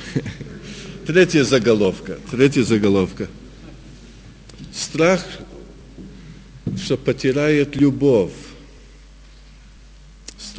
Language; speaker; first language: Russian; early bilingual, heritage; Russian